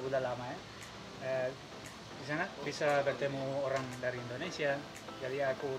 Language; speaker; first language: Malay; non-native, learner; Spanish